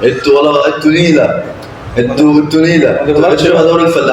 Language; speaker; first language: Arabic; native; Arabic